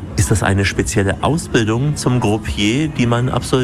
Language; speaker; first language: German; native; German